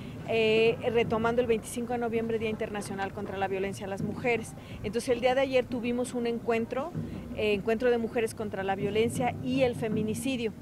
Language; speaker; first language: Spanish; native; Spanish